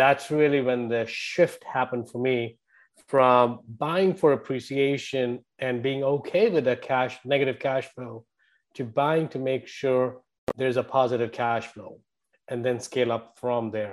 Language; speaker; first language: English; non-native, local second language; Hindi